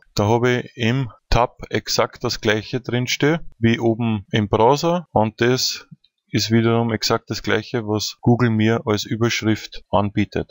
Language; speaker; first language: German; native; German